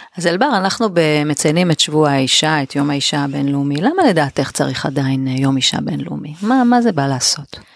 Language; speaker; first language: Hebrew; native; Hebrew